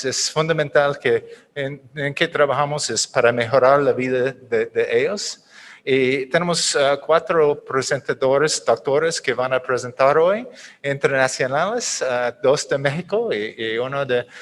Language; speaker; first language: Spanish; non-native, fluent; English